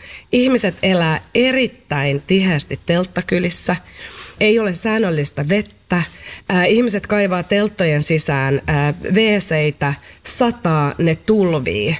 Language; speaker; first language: Finnish; native; Finnish